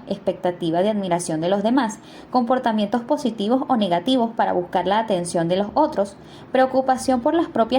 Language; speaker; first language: Spanish; native; Spanish